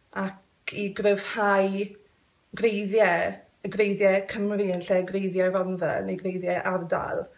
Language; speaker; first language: Welsh; non-native, local second language; English